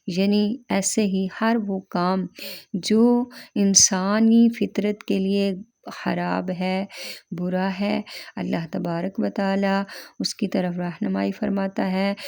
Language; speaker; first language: Urdu; native; Urdu